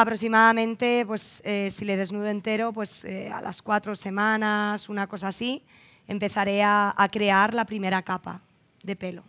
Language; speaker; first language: Spanish; native; Spanish